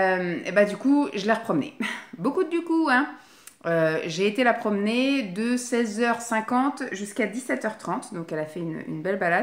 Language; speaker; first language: French; native; French